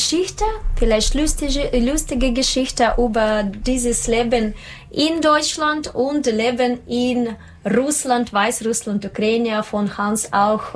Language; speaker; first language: German; non-native, learner; Russian